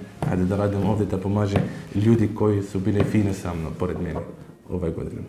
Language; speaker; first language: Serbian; non-native, learner; Arabic